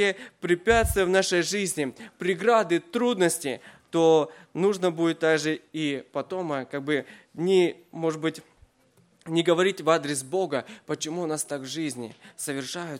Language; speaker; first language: Russian; native; Russian